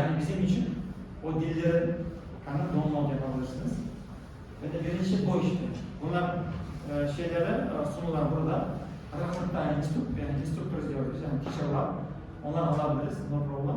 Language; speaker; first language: Turkish; non-native, learner; Kazakh